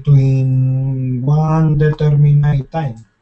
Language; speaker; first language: English; non-native, learner; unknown